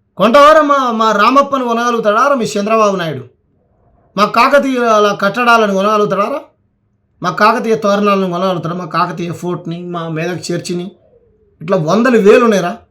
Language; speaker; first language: Telugu; native; Telugu